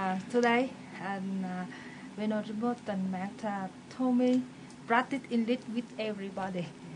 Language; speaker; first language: English; non-native, learner; Vietnamese